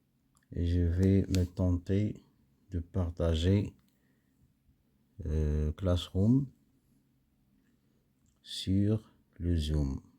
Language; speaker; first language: French; non-native, local second language; Arabic